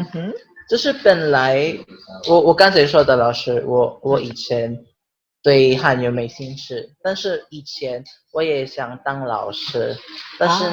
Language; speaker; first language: Chinese; non-native, learner; Filipino